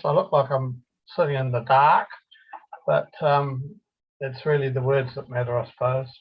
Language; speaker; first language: English; native; English